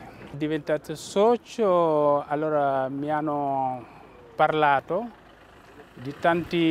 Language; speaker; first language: Italian; non-native, fluent; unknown